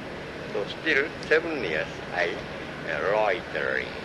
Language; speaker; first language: English; non-native, learner; Japanese